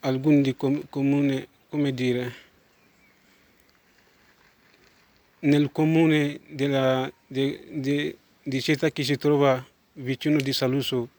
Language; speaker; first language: Italian; non-native, learner; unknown